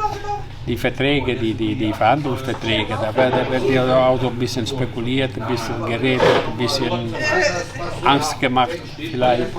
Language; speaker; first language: German; non-native, fluent; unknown